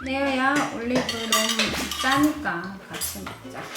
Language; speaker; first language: Korean; native; Korean